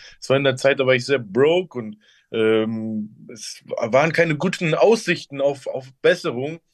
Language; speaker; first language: German; early bilingual, other home language; Turkish